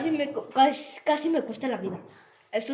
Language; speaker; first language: Spanish; native; Spanish